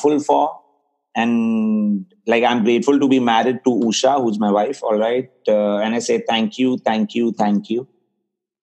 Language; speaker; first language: English; non-native, local second language; Hindi